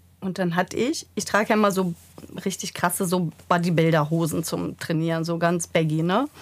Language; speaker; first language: German; early bilingual, other home language; Serbian